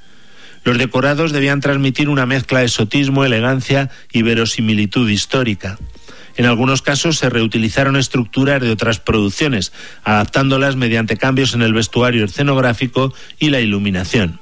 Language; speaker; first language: Spanish; native; Spanish